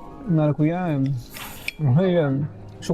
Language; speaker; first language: French; non-native, fluent; Spanish